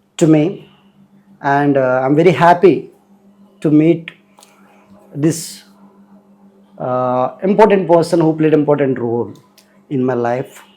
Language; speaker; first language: English; non-native, local second language; Telugu